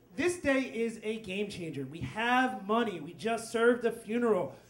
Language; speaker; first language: English; native; English